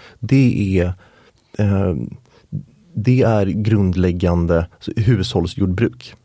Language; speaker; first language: Swedish; native; Swedish